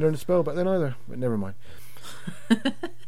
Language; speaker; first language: English; native; English